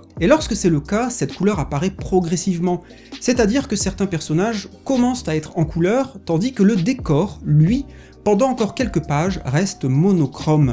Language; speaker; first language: French; native; French